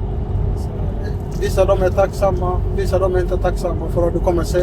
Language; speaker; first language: Swedish; non-native, fluent; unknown